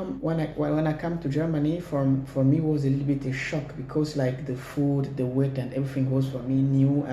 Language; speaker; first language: English; non-native, learner; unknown